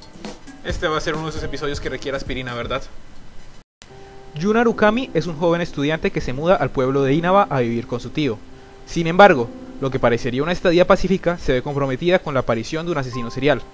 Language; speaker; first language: Spanish; native; Spanish